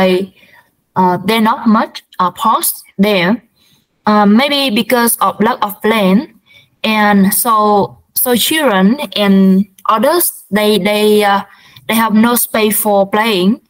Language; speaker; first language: English; non-native, learner; Vietnamese